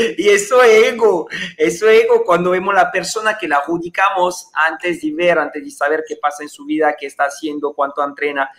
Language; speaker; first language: Spanish; non-native, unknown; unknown